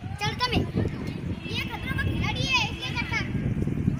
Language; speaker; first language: Hindi; native; Hindi